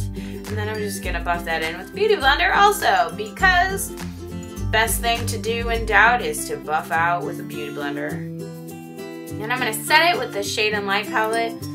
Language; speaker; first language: English; native; English